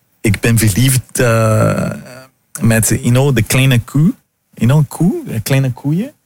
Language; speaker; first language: Dutch; non-native, learner; Portuguese